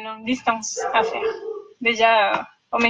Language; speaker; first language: French; non-native, fluent; Spanish